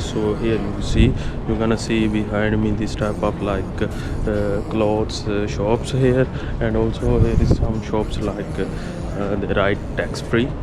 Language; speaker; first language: English; non-native, learner; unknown